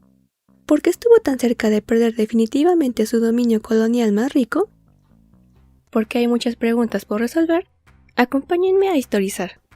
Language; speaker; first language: Spanish; native; Spanish